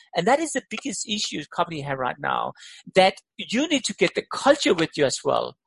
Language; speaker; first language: English; non-native, fluent; Danish